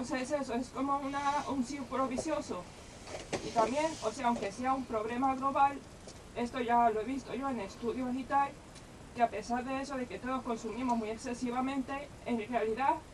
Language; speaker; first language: Spanish; native; Spanish